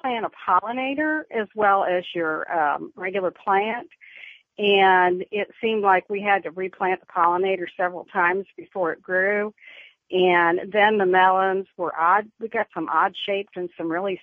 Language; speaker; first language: English; native; English